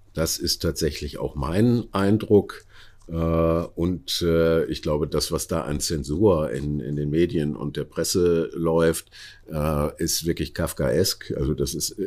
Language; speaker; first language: German; native; German